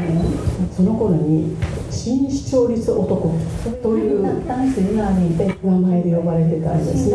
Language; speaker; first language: Japanese; native; Japanese